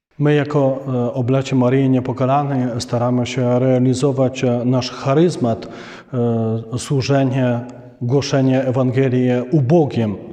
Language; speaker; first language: Polish; non-native, fluent; Ukrainian